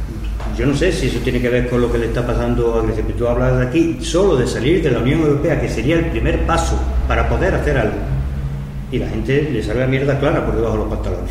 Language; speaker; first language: Spanish; native; Spanish